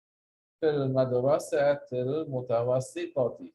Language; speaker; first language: Arabic; non-native, fluent; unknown